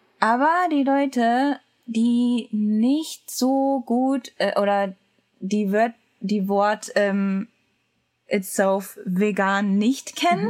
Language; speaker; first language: German; non-native, learner; Japanese